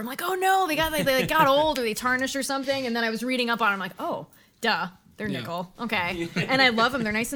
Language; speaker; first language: English; native; English